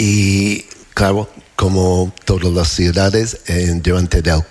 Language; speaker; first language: Spanish; non-native, learner; English